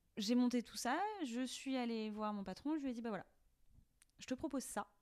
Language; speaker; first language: French; native; French